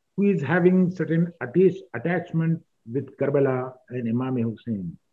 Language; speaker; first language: English; non-native, local second language; Urdu